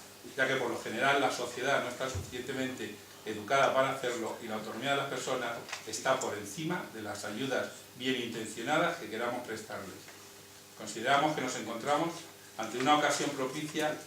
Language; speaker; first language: Spanish; native; Spanish